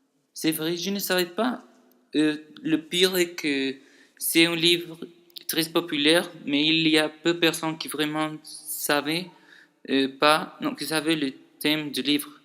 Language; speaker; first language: French; non-native, learner; Spanish